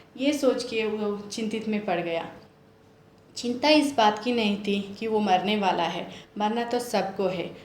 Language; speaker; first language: Hindi; non-native, local second language; Telugu